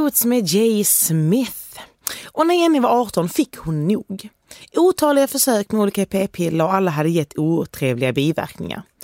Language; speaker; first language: Swedish; native; Swedish